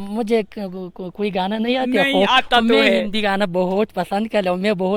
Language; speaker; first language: Hindi; non-native, learner; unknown